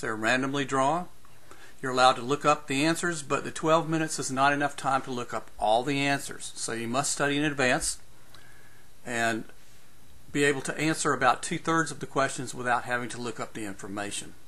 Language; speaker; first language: English; native; English